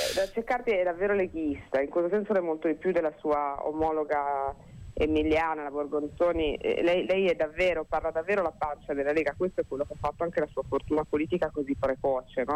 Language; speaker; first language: Italian; native; Italian